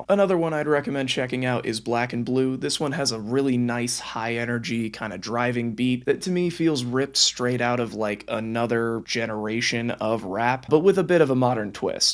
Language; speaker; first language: English; native; English